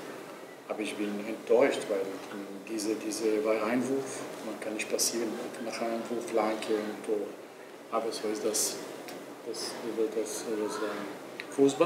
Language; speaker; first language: German; non-native, local second language; Italian